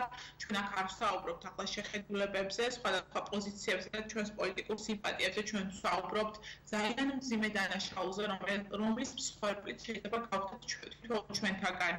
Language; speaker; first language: Georgian; native; Georgian